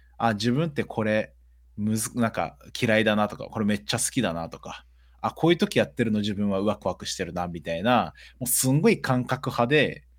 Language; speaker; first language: Japanese; early bilingual, other home language; Portuguese